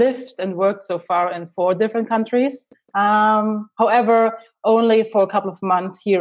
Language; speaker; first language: English; non-native, fluent; German